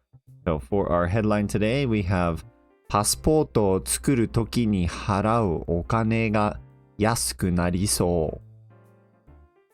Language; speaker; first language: Japanese; non-native, fluent; English